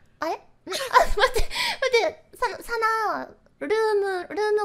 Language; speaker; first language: Japanese; native; Japanese